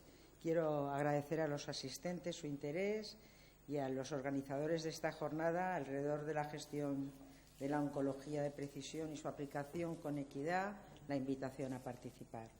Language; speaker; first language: Spanish; native; Spanish